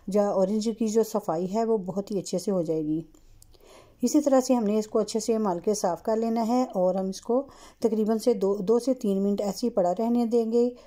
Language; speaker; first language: Urdu; native; Urdu